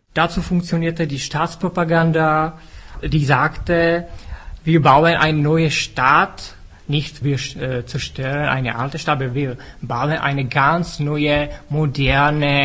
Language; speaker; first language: German; non-native, fluent; Czech